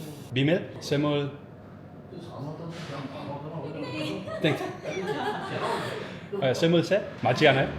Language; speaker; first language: Korean; non-native, learner; Dutch